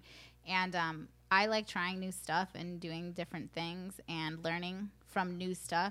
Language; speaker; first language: English; early bilingual, other home language; Spanish